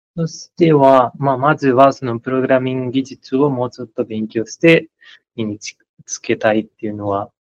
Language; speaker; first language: Japanese; non-native, fluent; Nepali